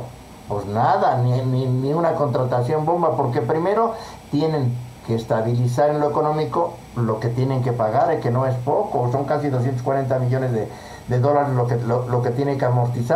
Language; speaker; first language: Spanish; native; Spanish